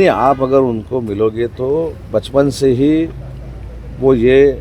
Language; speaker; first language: Hindi; non-native, local second language; Marathi